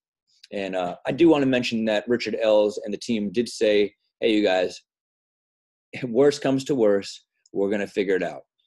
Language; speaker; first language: English; native; English